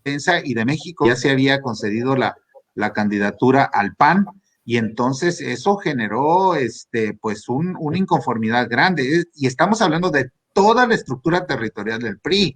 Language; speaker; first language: Spanish; native; Spanish